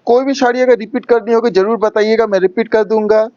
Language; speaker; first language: Hindi; non-native, local second language; Bangla